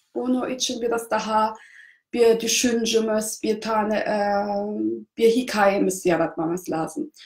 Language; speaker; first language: Turkish; non-native, fluent; German